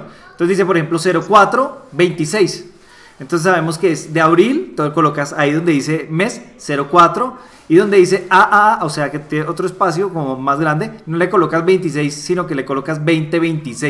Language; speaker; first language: Spanish; native; Spanish